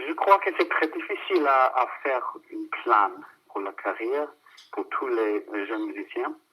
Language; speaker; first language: French; non-native, fluent; English